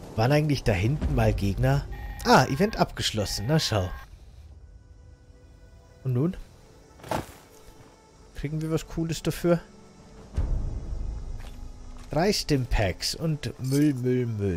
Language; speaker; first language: German; native; German